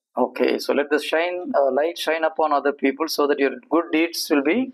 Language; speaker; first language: English; non-native, local second language; Tamil